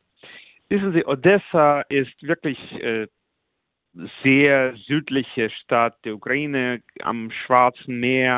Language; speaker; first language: German; non-native, fluent; Russian